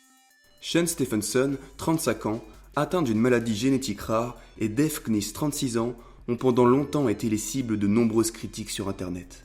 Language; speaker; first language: French; native; French